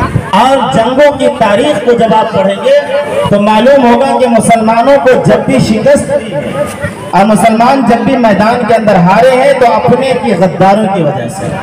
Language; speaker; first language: Urdu; native; Urdu